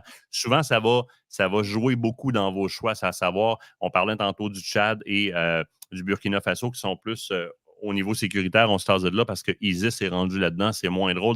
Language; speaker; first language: French; native; French